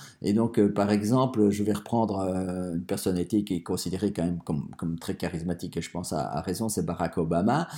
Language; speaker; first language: French; native; French